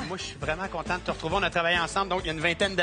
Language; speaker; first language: French; native; French